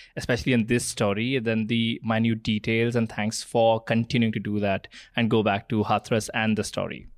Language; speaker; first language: English; non-native, local second language; Punjabi